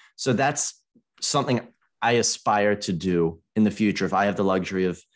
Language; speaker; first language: English; native; English